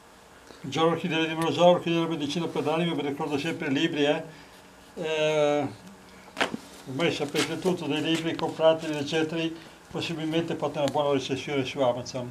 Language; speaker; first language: Italian; native; Italian